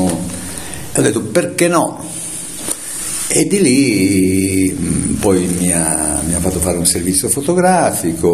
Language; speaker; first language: Italian; native; Italian